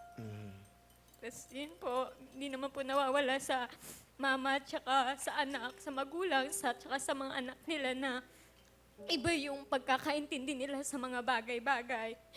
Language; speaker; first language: Filipino; native; Filipino